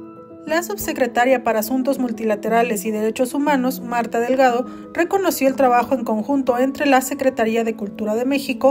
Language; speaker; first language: Spanish; native; Spanish